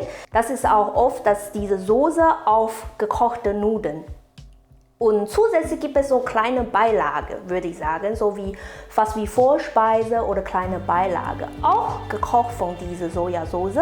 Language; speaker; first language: German; non-native, fluent; Chinese